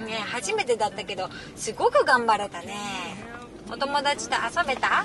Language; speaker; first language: Japanese; native; Japanese